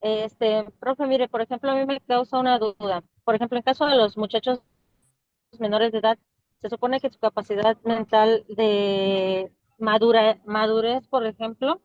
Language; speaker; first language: Spanish; native; Spanish